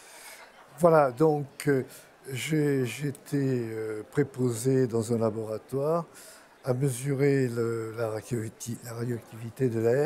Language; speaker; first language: French; native; French